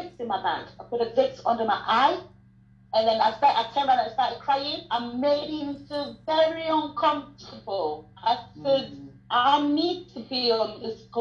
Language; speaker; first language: English; non-native, local second language; Krio